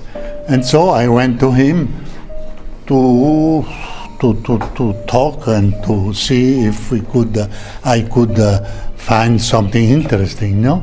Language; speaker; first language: English; non-native, learner; Italian